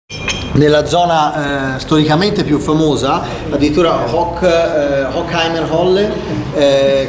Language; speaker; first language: Italian; native; Italian